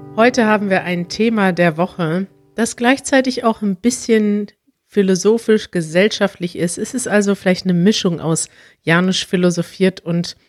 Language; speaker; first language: German; native; German